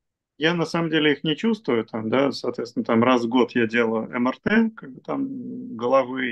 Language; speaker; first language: Russian; native; Russian